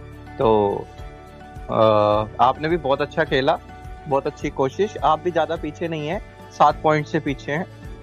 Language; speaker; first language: Hindi; native; Hindi